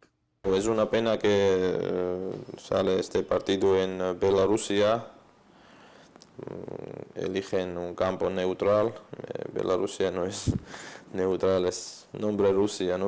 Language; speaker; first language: Spanish; non-native, fluent; Georgian